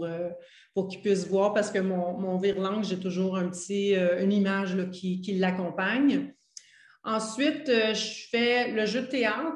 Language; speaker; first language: French; native; French